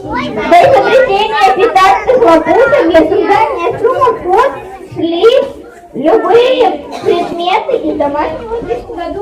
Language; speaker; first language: Russian; native; Russian